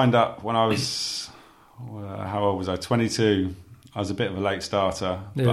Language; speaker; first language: English; native; English